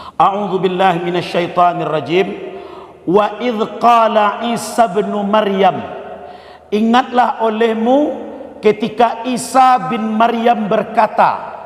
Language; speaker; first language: Malay; non-native, local second language; Minangkabau